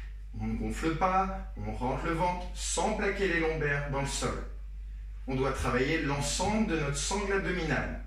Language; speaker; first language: French; native; French